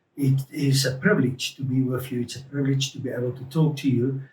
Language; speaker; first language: English; non-native, local second language; Afrikaans